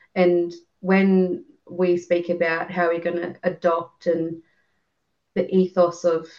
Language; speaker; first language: English; native; English